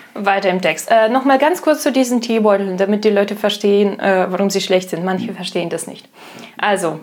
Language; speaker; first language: German; non-native, fluent; Russian